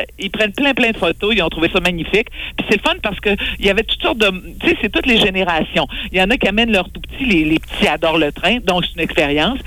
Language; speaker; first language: French; native; French